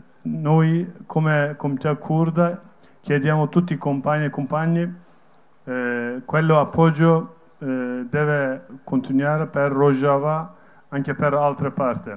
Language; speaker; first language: Italian; non-native, learner; Kurdish